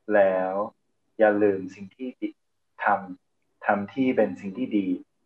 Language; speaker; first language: Thai; non-native, fluent; English